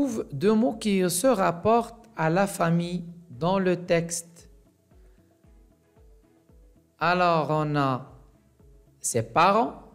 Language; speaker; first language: French; non-native, local second language; Arabic